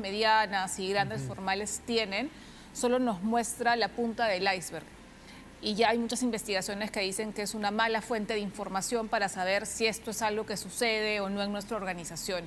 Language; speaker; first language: Spanish; native; Spanish